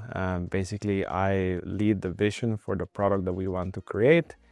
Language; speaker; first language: English; non-native, fluent; Spanish